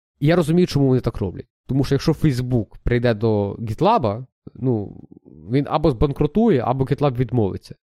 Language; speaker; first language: Ukrainian; native; Ukrainian